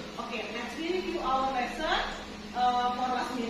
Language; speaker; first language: English; non-native, fluent; Indonesian